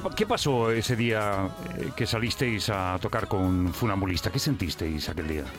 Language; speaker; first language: Spanish; native; Spanish